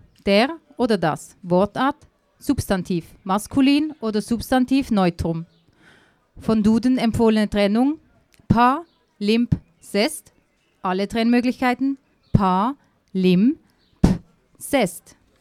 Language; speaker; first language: German; native; German